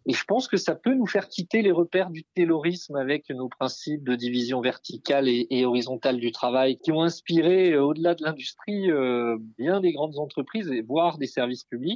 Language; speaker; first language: French; native; French